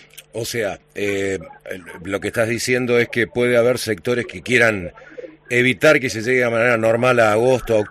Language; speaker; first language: Spanish; native; Spanish